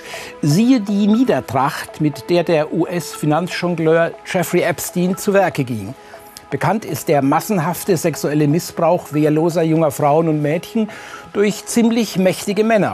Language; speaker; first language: German; native; German